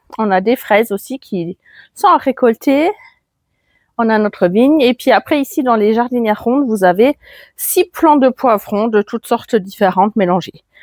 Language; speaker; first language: French; non-native, fluent; German